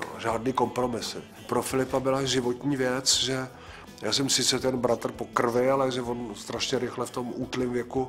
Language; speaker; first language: Czech; native; Czech